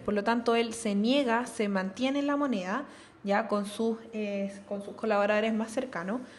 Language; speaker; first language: Spanish; native; Spanish